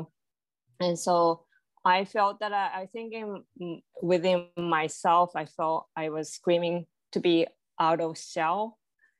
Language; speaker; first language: English; non-native, fluent; Japanese